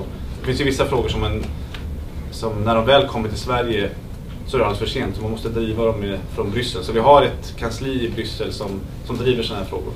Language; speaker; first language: Swedish; native; Swedish